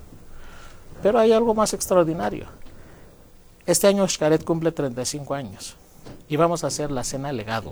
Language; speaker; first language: Spanish; non-native, fluent; Greek